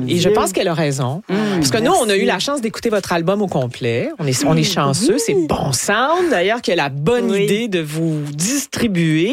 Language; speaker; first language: French; native; French